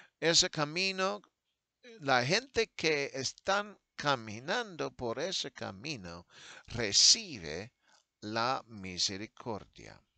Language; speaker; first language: Spanish; non-native, fluent; English